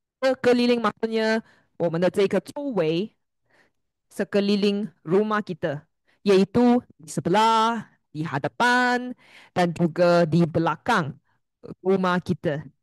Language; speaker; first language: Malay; non-native, local second language; Chinese